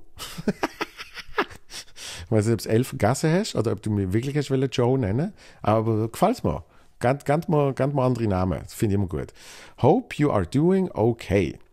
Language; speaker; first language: German; native; German